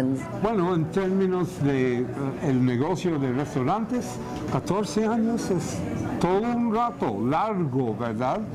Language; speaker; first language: Spanish; non-native, fluent; English